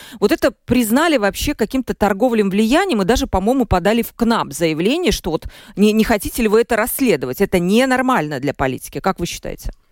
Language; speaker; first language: Russian; native; Russian